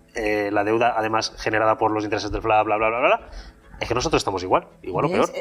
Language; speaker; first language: Spanish; non-native, local second language; Catalan